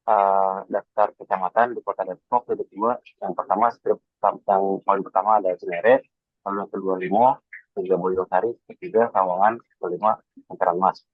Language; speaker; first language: Indonesian; native; Indonesian